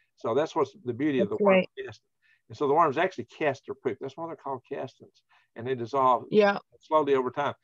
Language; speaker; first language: English; native; English